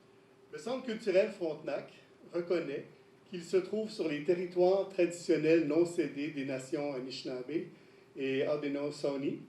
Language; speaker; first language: French; native; French